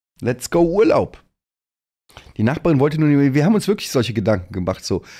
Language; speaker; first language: German; native; German